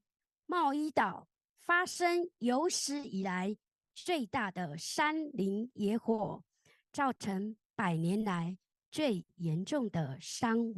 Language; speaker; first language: Chinese; native; Chinese